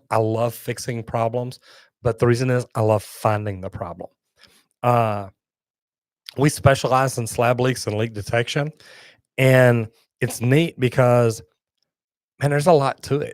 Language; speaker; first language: English; native; English